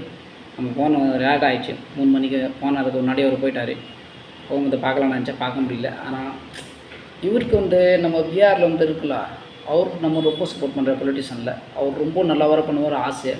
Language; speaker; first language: Tamil; non-native, learner; Hindi